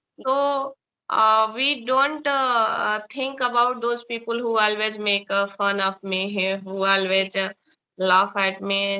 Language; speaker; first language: English; non-native, learner; Hindi